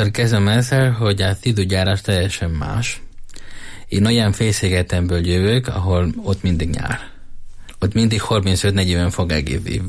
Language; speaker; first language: Hungarian; non-native, learner; Spanish